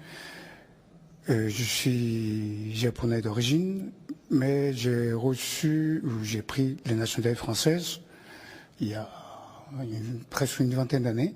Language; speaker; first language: French; non-native, fluent; Japanese